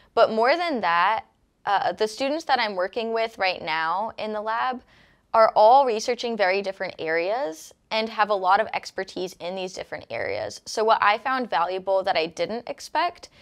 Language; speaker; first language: English; native; English